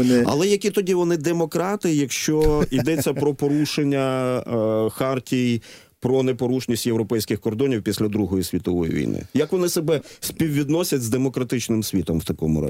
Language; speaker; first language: Ukrainian; native; Ukrainian